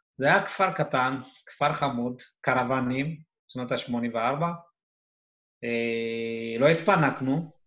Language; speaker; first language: Hebrew; early bilingual, other home language; Amharic